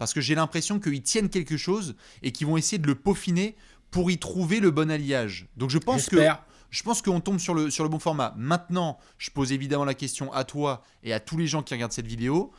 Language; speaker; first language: French; native; French